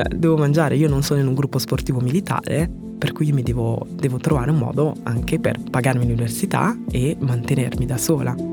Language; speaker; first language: Italian; early bilingual, other home language; French